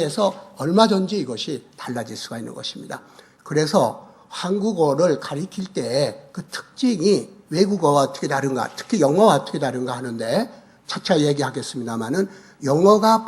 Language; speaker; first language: Korean; native; Korean